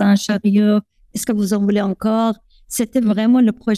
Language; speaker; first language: French; non-native, fluent; Persian